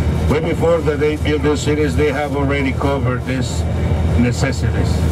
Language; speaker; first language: English; non-native, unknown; Spanish